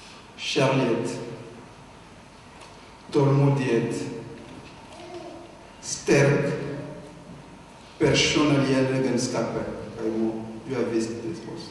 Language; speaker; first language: Norwegian; non-native, fluent; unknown